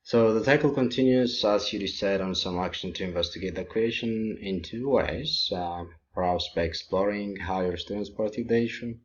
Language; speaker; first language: English; non-native, local second language; Amharic